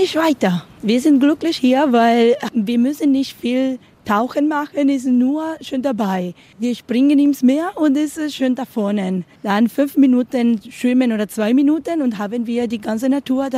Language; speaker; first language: German; non-native, learner; Spanish